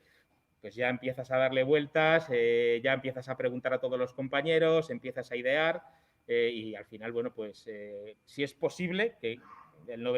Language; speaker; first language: Spanish; native; Spanish